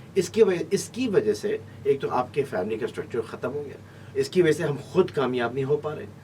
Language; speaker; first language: Urdu; early bilingual, heritage; Urdu